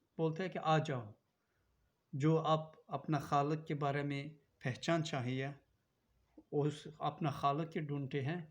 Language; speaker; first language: Urdu; non-native, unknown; Turkish